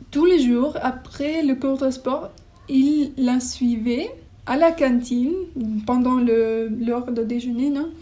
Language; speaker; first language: French; non-native, learner; English